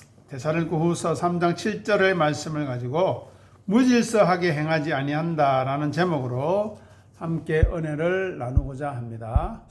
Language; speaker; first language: Korean; native; Korean